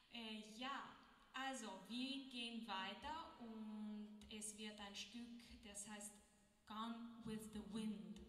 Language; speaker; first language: German; non-native, learner; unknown